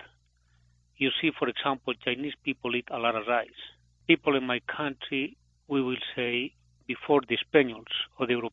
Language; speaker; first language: English; non-native, fluent; Spanish